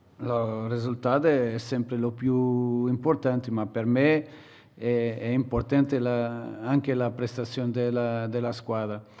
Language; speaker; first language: Italian; non-native, learner; Portuguese